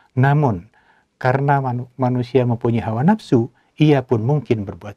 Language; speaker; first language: Indonesian; native; Indonesian